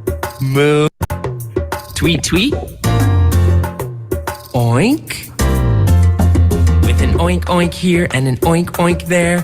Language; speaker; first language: English; non-native, fluent; Vietnamese